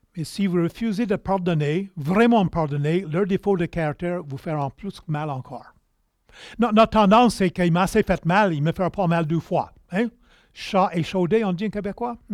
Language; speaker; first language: French; non-native, local second language; English